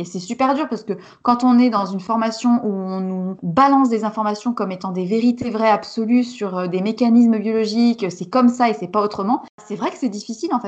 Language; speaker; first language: French; native; French